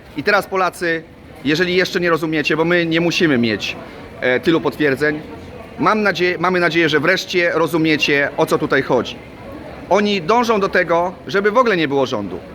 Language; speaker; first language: Polish; native; Polish